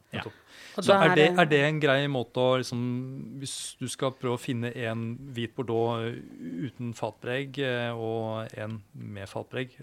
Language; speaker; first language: Norwegian; native; Norwegian